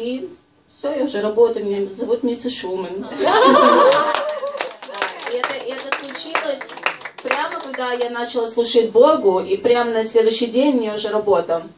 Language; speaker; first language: Russian; early bilingual, heritage; Russian